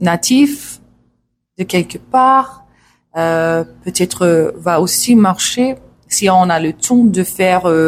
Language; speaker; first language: French; non-native, learner; English